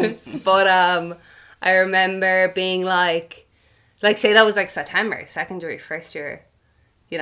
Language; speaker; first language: English; non-native, local second language; Irish